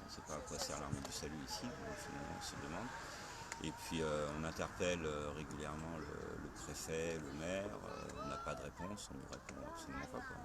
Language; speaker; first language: French; native; French